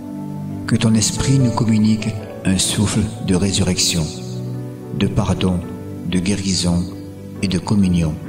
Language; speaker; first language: French; native; French